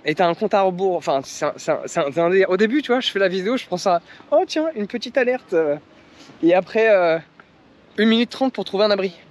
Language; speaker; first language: French; native; French